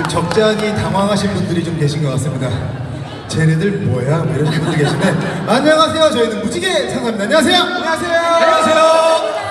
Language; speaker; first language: Korean; native; Korean